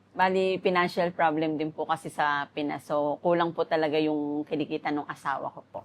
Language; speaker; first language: Filipino; native; Filipino